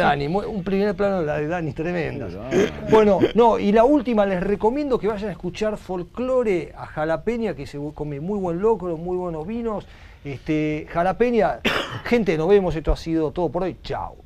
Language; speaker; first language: Spanish; native; Spanish